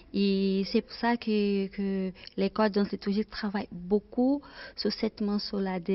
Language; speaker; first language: French; non-native, fluent; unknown